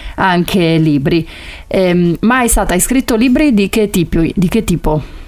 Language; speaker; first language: Italian; native; Italian